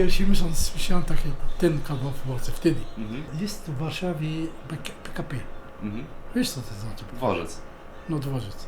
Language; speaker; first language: Polish; non-native, learner; Arabic